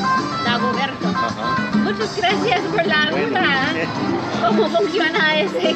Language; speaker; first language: Spanish; non-native, learner; English